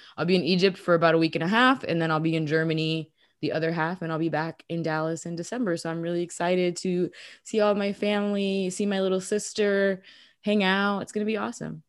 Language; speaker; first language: English; early bilingual, other home language; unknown